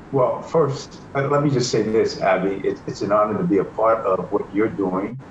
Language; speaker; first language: English; native; English